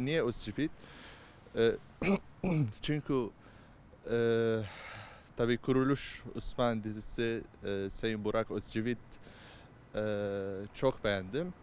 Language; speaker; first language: Turkish; non-native, learner; Arabic